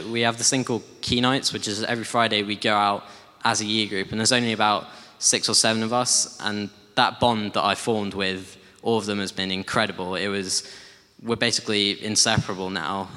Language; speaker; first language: English; native; English